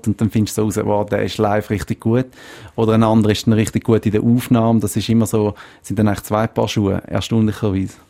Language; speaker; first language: German; native; German